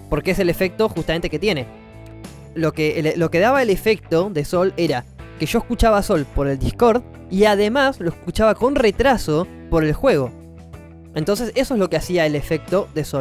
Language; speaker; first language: Spanish; native; Spanish